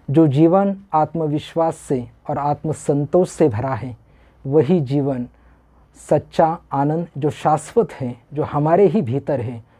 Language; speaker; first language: Hindi; non-native, local second language; Marathi